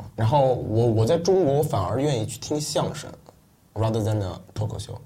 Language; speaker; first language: Chinese; non-native, local second language; Uyghur